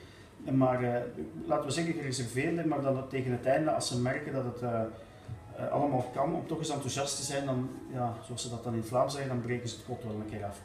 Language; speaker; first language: Dutch; native; Dutch